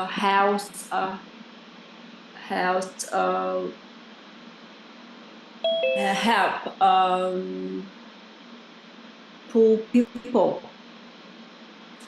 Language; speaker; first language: English; non-native, learner; Vietnamese